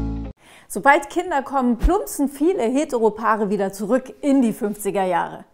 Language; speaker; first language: German; native; German